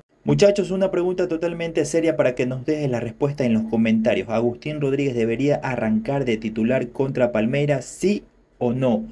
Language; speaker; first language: Spanish; native; Spanish